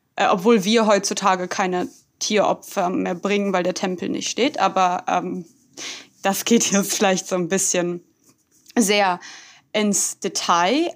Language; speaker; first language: German; native; German